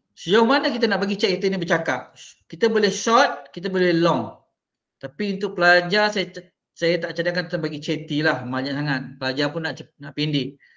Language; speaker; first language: Malay; native; Malay